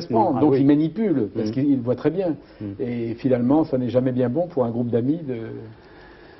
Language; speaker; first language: French; native; French